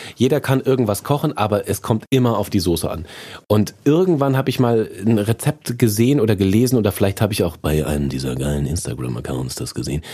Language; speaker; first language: German; native; German